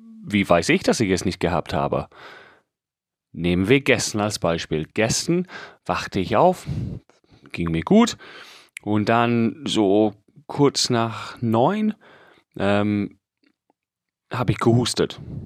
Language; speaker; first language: German; non-native, fluent; English